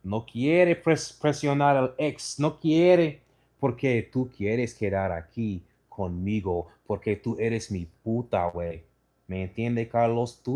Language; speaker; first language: Spanish; non-native, learner; English